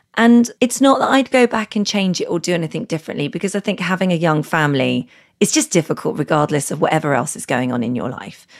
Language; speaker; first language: English; native; English